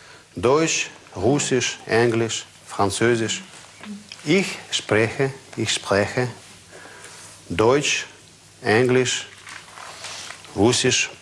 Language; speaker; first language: German; non-native, fluent; Russian